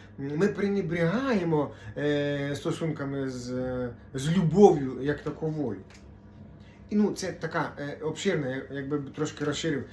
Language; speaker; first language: Ukrainian; non-native, local second language; Russian